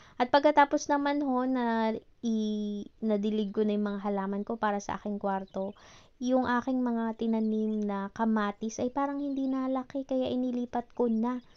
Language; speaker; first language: Filipino; non-native, local second language; Hiligaynon